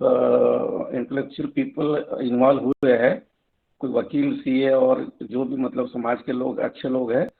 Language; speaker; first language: Hindi; native; Hindi